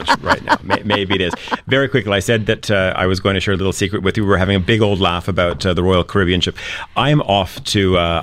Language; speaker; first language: English; native; English